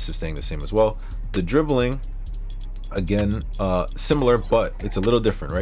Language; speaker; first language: English; native; English